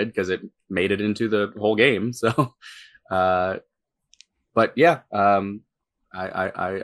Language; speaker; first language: English; native; English